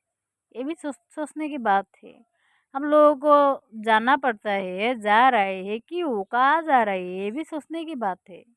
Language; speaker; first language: Hindi; non-native, fluent; Bangla